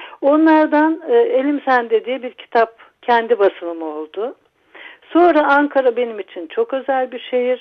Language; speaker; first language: Turkish; native; Turkish